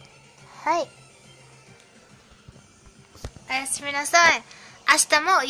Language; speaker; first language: Japanese; non-native, fluent; German